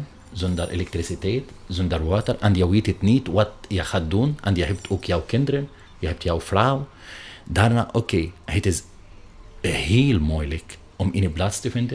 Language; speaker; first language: Dutch; non-native, learner; Arabic